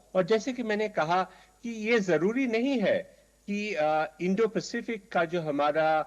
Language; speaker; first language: Hindi; native; Hindi